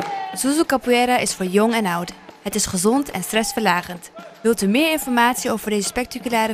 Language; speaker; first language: Dutch; native; Dutch